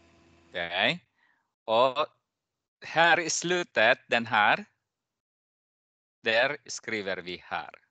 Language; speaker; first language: Swedish; non-native, fluent; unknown